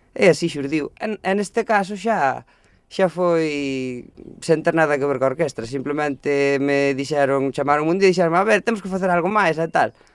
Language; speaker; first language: Galician; native; Galician